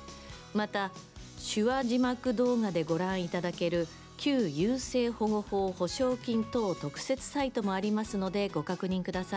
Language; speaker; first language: Japanese; native; Japanese